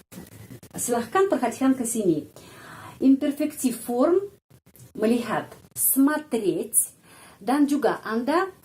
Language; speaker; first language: Indonesian; non-native, fluent; Russian